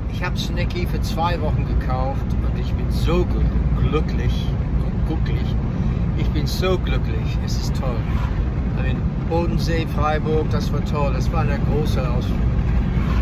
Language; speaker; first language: German; non-native, fluent; English